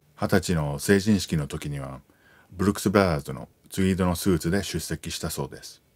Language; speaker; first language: Japanese; non-native, fluent; English